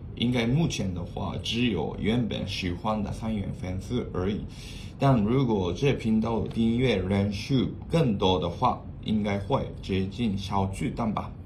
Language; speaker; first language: Chinese; non-native, fluent; Japanese